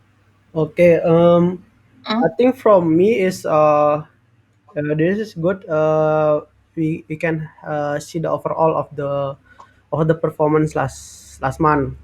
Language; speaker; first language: English; non-native, fluent; Indonesian